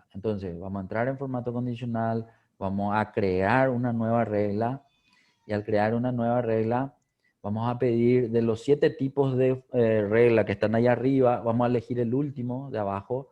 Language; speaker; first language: Spanish; native; Spanish